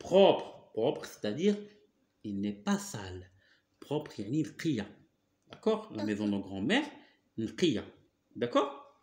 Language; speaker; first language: French; non-native, local second language; Arabic